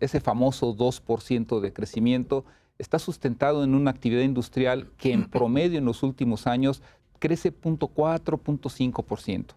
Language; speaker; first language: Spanish; native; Spanish